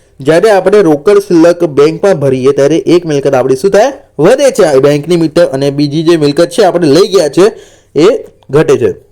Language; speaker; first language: Gujarati; non-native, local second language; Marathi